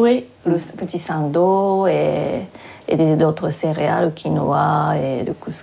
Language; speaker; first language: French; non-native, fluent; Japanese